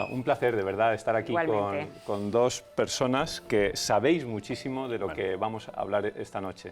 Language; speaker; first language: Spanish; native; Spanish